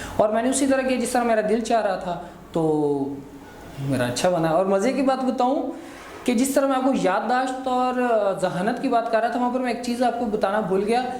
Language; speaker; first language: Hindi; non-native, local second language; Punjabi